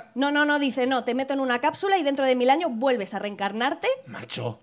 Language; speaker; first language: Spanish; native; Spanish